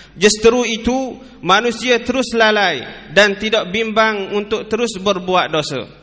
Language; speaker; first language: Malay; native; Malay